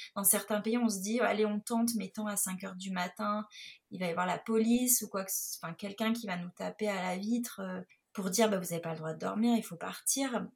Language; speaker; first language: French; native; French